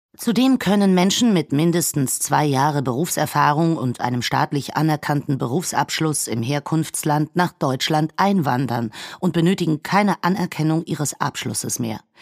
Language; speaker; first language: German; native; German